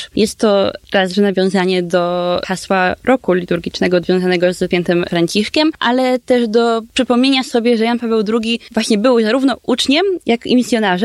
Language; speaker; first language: Polish; native; Polish